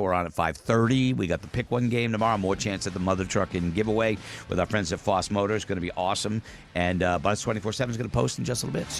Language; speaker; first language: English; native; English